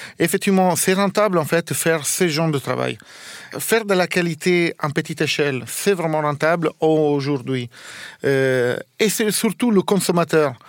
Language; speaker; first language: French; non-native, fluent; Italian